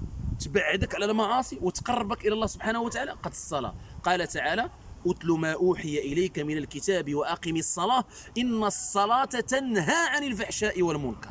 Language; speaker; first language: Arabic; native; Arabic